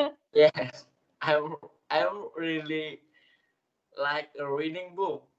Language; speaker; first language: English; non-native, learner; Indonesian